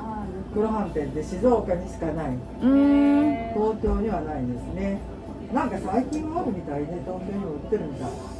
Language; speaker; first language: Japanese; native; Japanese